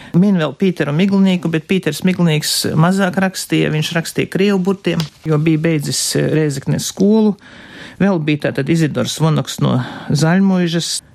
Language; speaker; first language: Latvian; native; Latvian